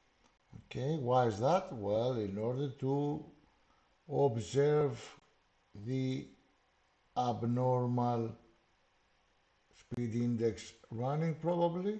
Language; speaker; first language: English; non-native, fluent; Greek